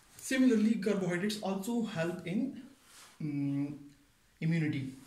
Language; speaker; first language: English; non-native, local second language; Pashto